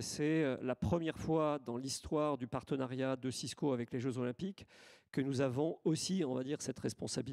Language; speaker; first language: French; native; French